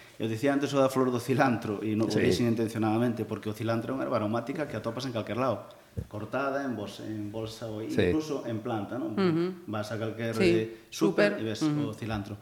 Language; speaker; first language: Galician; non-native, local second language; Spanish